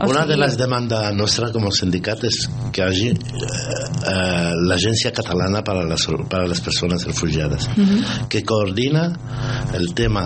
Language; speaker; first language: Catalan; non-native, fluent; Arabic